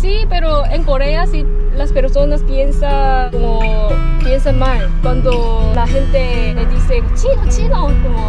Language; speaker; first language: Spanish; non-native, learner; Korean